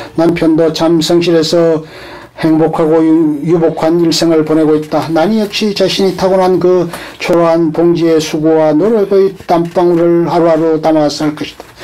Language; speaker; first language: Korean; native; Korean